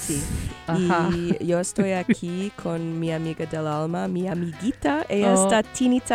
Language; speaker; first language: Spanish; non-native, learner; English